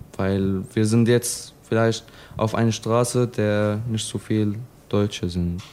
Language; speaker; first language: German; non-native, fluent; Arabic